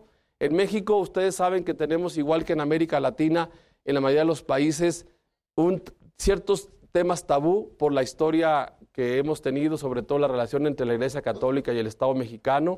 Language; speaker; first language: Spanish; native; Spanish